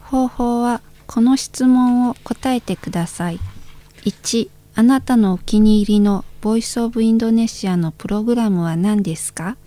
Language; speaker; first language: Japanese; non-native, fluent; Indonesian